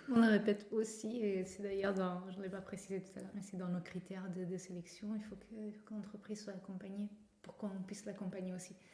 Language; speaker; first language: French; non-native, fluent; Portuguese